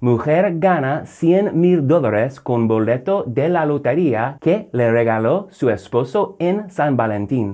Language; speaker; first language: Spanish; non-native, fluent; English